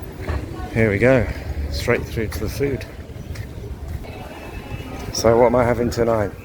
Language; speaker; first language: English; native; English